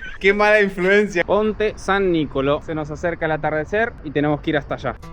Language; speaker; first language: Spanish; native; Spanish